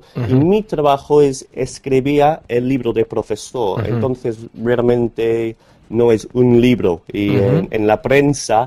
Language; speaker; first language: Spanish; non-native, fluent; English